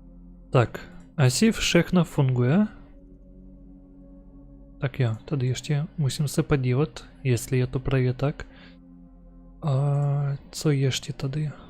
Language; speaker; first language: Czech; non-native, local second language; Ukrainian